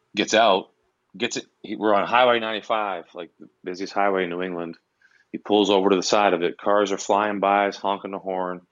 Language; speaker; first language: English; native; English